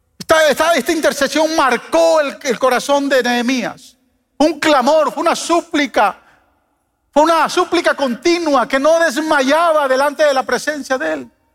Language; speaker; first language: Spanish; native; Spanish